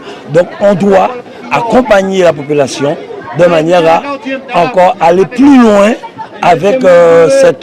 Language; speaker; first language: French; native; French